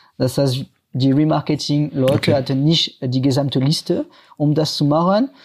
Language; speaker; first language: German; non-native, fluent; French